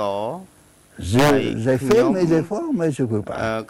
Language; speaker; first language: French; non-native, local second language; Khmer